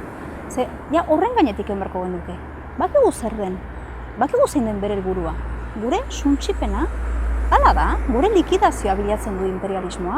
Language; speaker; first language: Basque; native; Basque